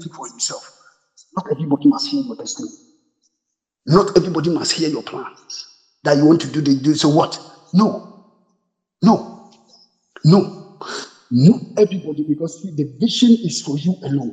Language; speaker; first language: English; non-native, local second language; Akan